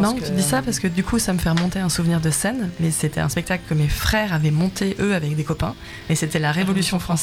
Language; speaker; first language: French; native; French